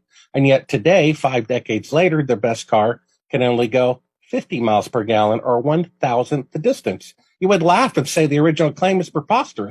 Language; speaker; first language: English; native; English